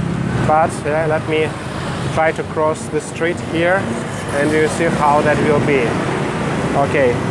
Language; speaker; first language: English; non-native, fluent; Russian